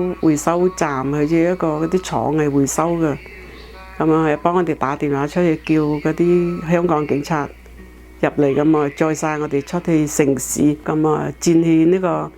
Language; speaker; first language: Cantonese; early bilingual, heritage; Cantonese